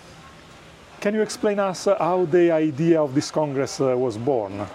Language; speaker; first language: English; non-native, fluent; Italian